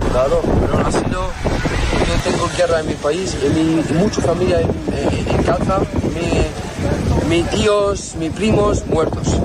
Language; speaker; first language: Spanish; non-native, learner; Arabic